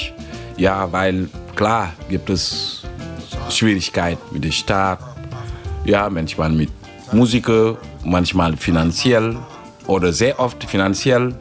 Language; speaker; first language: German; non-native, fluent; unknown